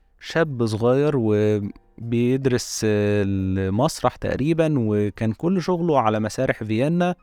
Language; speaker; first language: Arabic; native; Arabic